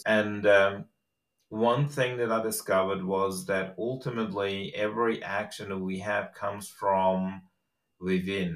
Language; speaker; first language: English; non-native, fluent; Swiss German